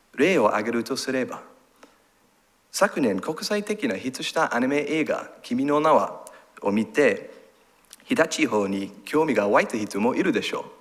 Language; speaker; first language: Japanese; non-native, learner; English